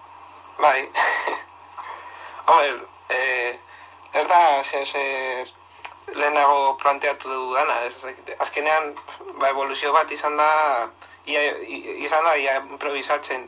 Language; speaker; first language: Basque; non-native, local second language; Spanish